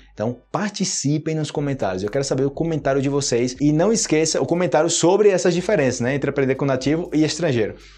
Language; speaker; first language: Portuguese; native; Portuguese